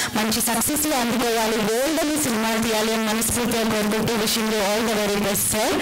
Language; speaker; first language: Telugu; native; Telugu